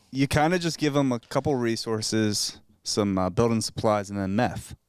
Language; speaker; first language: English; native; English